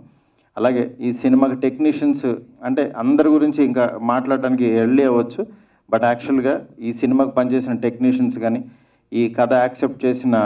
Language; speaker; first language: Telugu; native; Telugu